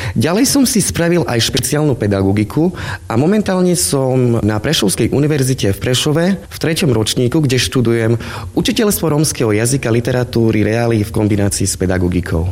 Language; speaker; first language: Slovak; non-native, local second language; Romany